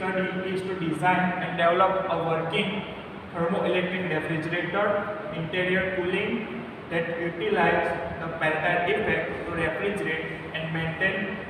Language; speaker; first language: English; non-native, local second language; Gujarati